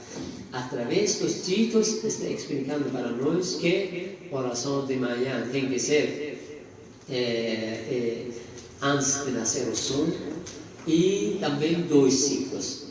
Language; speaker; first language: Portuguese; non-native, fluent; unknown